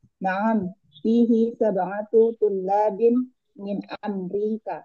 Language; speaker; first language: Arabic; non-native, learner; Indonesian